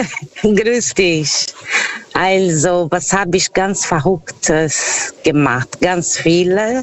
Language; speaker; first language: German; non-native, fluent; Portuguese